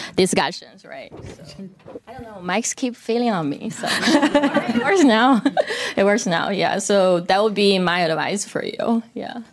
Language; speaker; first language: English; non-native, fluent; Korean